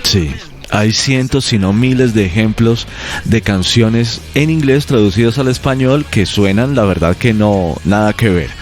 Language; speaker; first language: Spanish; native; Spanish